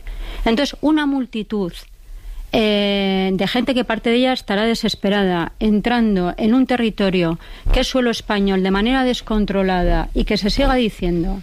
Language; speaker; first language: Spanish; native; Spanish